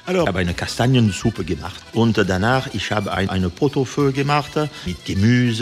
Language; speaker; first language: German; non-native, learner; French